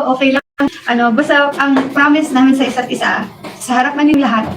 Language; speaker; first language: Filipino; non-native, local second language; Hiligaynon